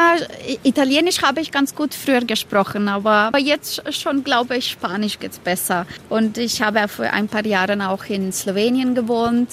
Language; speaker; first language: German; non-native, learner; Croatian